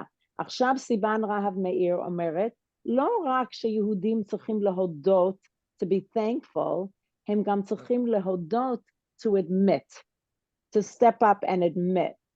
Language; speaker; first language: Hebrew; non-native, fluent; English